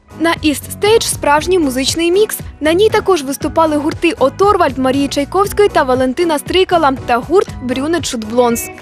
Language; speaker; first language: Ukrainian; native; Ukrainian